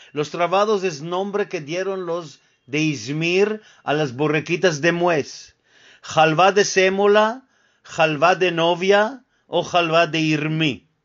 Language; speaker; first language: Spanish; early bilingual, heritage; Ladino